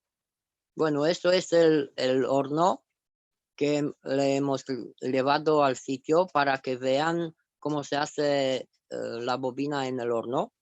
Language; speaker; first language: Spanish; non-native, fluent; Romanian